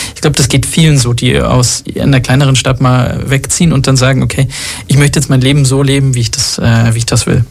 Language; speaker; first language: German; early bilingual, other home language; Arabic